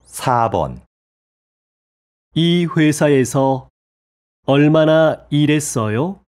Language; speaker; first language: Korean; non-native, fluent; Arabic